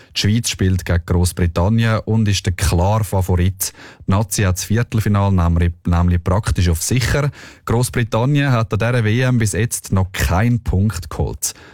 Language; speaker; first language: German; native; German